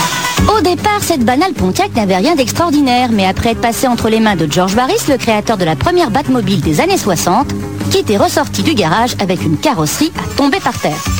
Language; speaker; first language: French; native; French